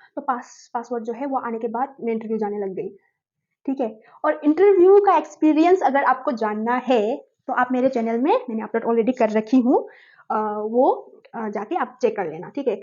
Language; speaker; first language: Hindi; non-native, local second language; Nepali